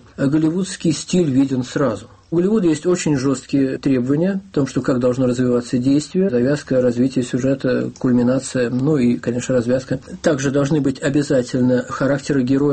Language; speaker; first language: Russian; native; Russian